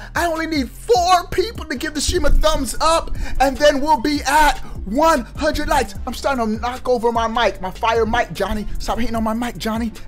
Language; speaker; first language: English; native; English